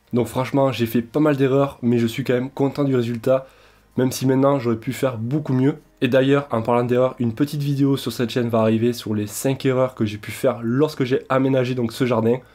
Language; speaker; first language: French; native; French